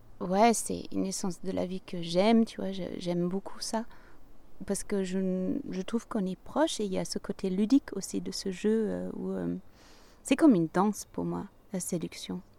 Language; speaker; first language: French; non-native, fluent; German